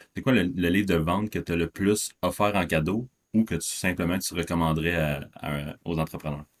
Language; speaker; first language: French; native; French